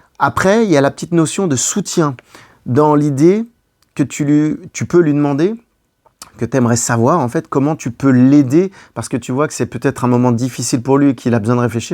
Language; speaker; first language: French; native; French